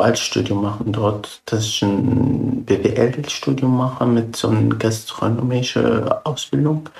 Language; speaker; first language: German; non-native, fluent; Arabic